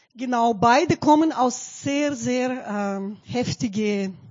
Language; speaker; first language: German; non-native, fluent; Russian